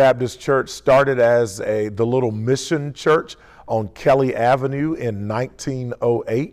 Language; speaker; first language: English; native; English